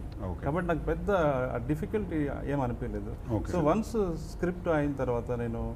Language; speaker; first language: Telugu; native; Telugu